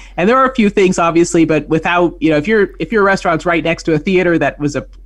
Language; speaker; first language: English; native; English